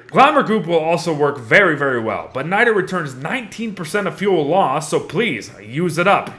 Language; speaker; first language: English; native; English